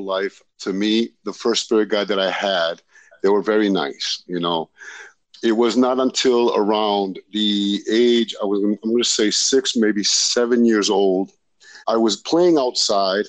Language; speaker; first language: English; native; English